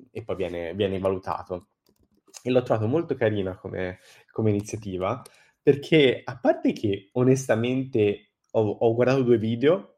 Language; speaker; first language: Italian; native; Italian